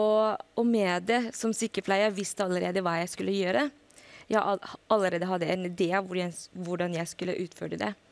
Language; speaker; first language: Norwegian; non-native, fluent; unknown